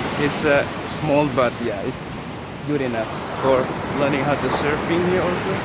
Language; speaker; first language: English; non-native, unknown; Indonesian